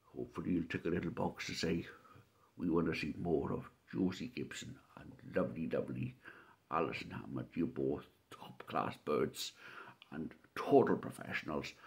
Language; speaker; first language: English; native; English